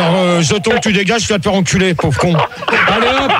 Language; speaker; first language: French; native; French